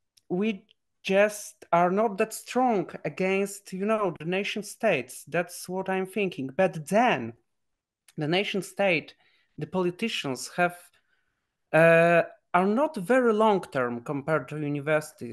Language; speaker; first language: English; non-native, fluent; Polish